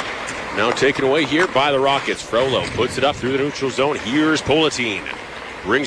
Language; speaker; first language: English; native; English